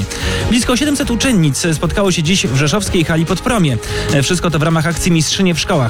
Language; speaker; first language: Polish; native; Polish